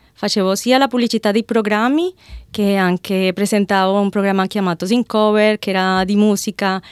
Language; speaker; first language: Italian; non-native, fluent; Spanish